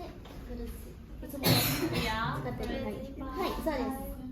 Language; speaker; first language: Japanese; non-native, fluent; Indonesian